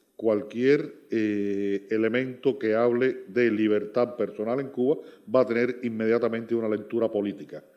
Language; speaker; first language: Spanish; native; Spanish